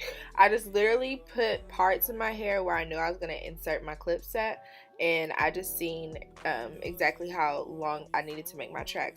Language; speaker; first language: English; native; English